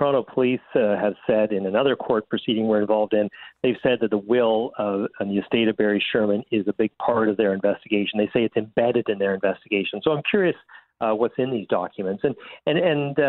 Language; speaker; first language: English; native; English